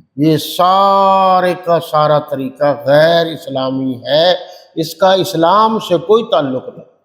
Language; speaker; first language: Urdu; non-native, local second language; Punjabi